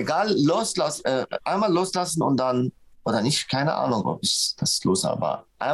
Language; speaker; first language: German; non-native, fluent; Arabic